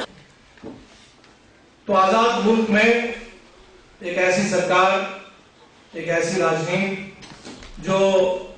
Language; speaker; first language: Hindi; native; Hindi